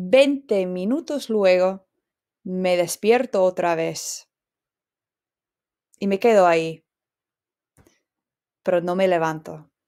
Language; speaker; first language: Spanish; non-native, fluent; English